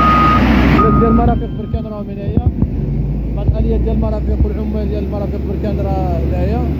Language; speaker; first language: Arabic; native; Arabic